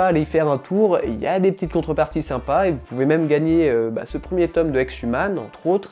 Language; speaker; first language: French; native; French